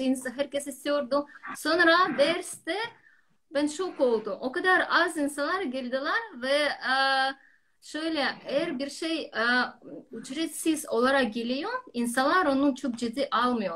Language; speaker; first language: Turkish; non-native, learner; Russian